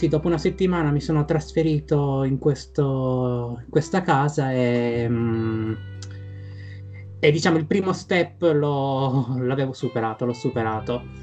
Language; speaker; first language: Italian; native; Italian